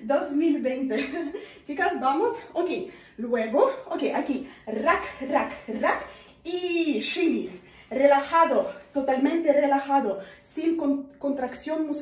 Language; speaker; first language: Spanish; non-native, learner; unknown